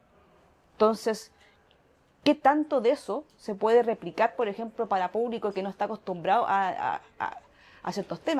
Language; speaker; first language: Spanish; native; Spanish